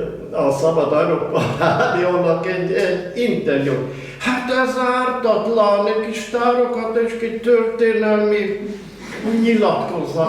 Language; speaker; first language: Hungarian; early bilingual, heritage; German